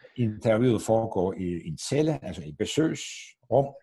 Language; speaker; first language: Danish; non-native, fluent; Turkish